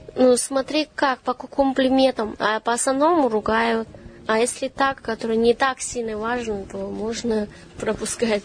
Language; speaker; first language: Russian; non-native, fluent; Chinese